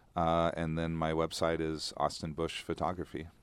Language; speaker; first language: English; native; English